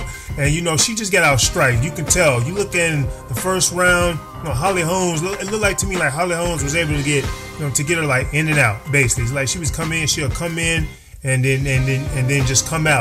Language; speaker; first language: English; native; English